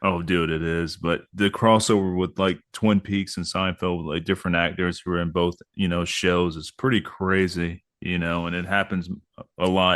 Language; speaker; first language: English; native; English